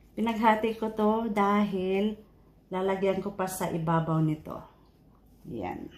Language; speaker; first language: Filipino; non-native, local second language; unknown